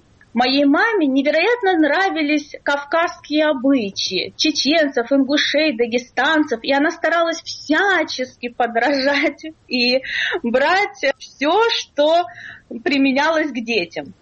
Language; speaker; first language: Russian; native; Russian